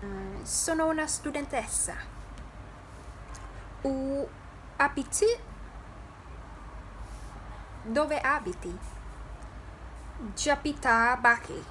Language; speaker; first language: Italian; non-native, learner; Vietnamese